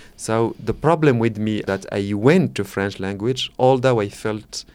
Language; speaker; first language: English; non-native, fluent; Arabic